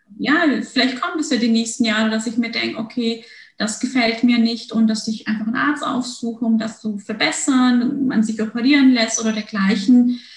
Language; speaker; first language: German; early bilingual, other home language; Turkish